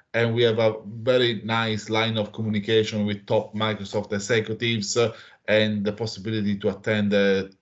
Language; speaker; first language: English; non-native, fluent; Italian